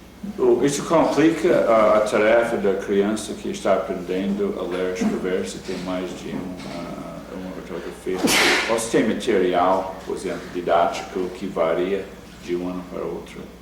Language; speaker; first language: Portuguese; non-native, fluent; English